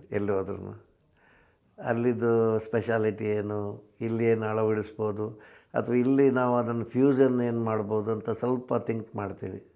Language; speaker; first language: Kannada; non-native, local second language; Konkani